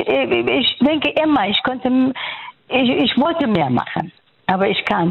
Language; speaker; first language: German; non-native, fluent; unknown